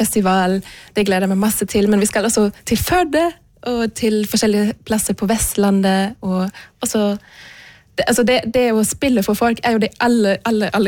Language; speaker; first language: Norwegian; non-native, fluent; German